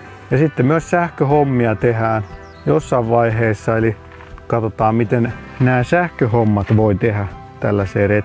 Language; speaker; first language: Finnish; native; Finnish